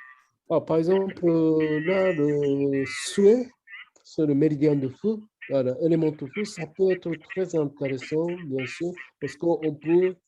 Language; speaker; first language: French; non-native, learner; Japanese